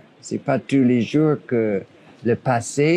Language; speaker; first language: French; non-native, fluent; English